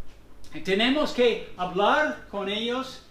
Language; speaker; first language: Spanish; non-native, fluent; English